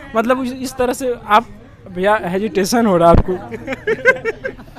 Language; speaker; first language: Hindi; native; Hindi